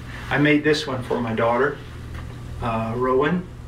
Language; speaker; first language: English; native; English